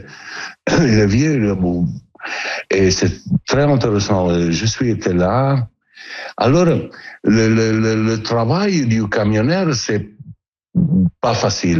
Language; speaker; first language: French; non-native, learner; Italian